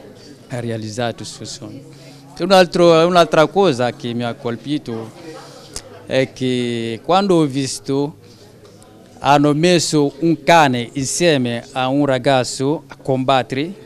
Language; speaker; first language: Italian; non-native, learner; French